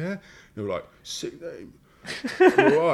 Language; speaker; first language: English; native; English